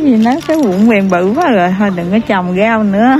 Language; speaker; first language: Chinese; non-native, learner; Vietnamese